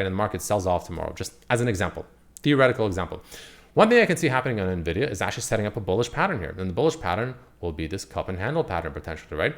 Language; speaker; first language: English; native; English